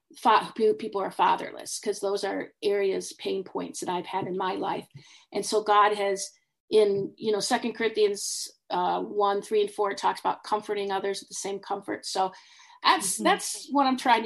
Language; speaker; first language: English; native; English